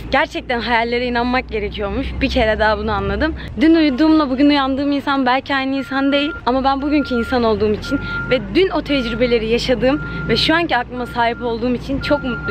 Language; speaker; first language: Turkish; native; Turkish